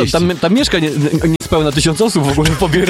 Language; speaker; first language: Polish; native; Polish